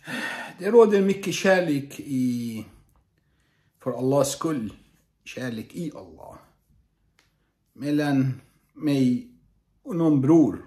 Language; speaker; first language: Swedish; non-native, fluent; Arabic